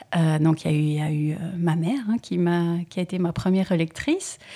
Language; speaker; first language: French; native; French